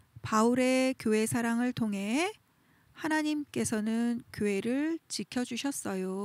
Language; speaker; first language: Korean; native; Korean